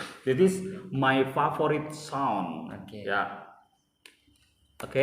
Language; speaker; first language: English; non-native, fluent; Indonesian